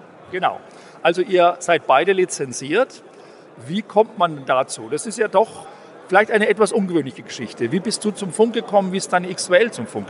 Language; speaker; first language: German; native; German